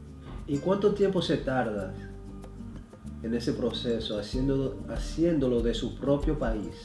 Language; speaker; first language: Spanish; early bilingual, heritage; Spanish